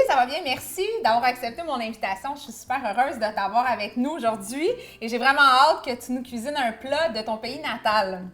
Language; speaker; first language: French; native; French